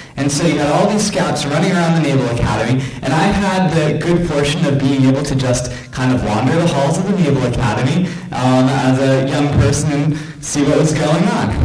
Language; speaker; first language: English; native; English